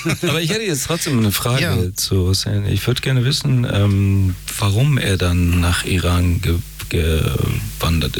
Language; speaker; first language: German; early bilingual, other home language; Persian